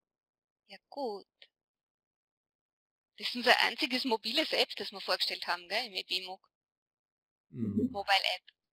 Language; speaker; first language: German; native; German